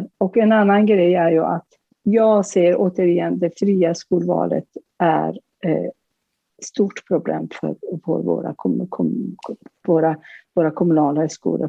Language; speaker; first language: Swedish; non-native, fluent; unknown